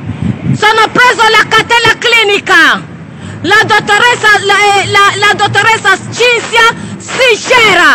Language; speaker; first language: Italian; non-native, learner; Nigerian Pidgin